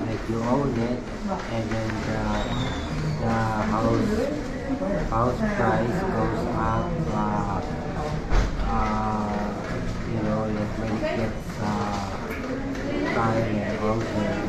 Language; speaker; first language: English; non-native, local second language; Filipino